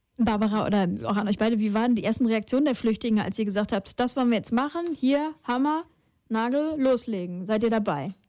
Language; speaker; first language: German; native; German